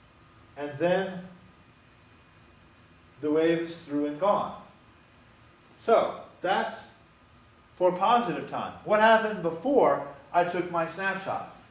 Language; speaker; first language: English; native; English